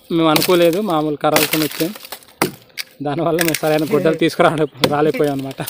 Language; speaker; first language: Telugu; non-native, local second language; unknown